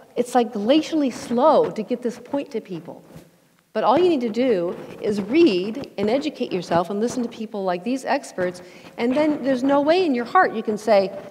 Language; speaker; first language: English; native; English